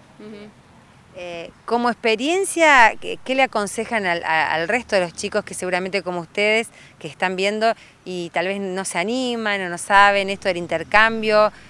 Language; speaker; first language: Spanish; native; Spanish